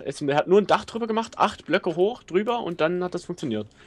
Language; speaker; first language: German; native; German